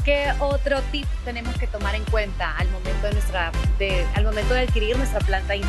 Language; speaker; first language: Spanish; native; Spanish